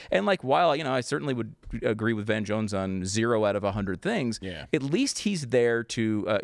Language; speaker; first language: English; native; English